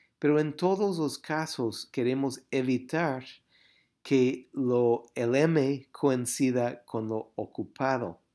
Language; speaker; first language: Spanish; non-native, fluent; English